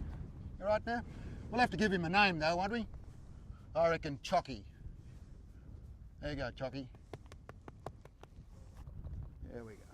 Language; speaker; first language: English; native; English